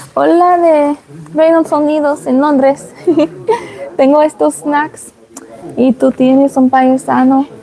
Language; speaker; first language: Spanish; non-native, fluent; English